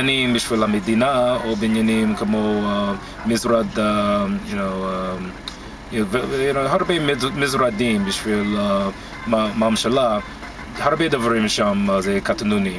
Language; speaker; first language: Hebrew; non-native, learner; English